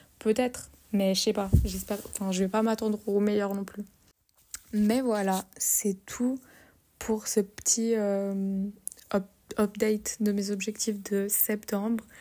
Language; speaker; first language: French; native; French